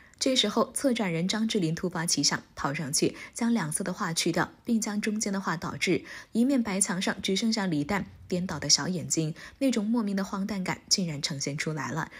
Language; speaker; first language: Chinese; native; Chinese